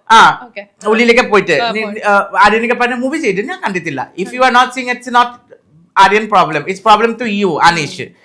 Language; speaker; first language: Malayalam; non-native, fluent; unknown